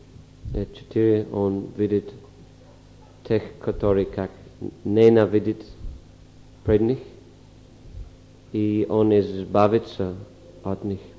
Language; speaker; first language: Russian; non-native, fluent; English